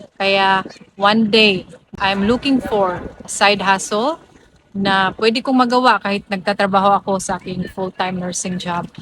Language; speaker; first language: Filipino; non-native, local second language; Cebuano